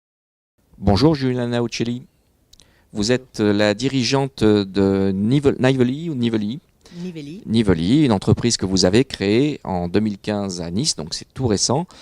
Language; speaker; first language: French; native; French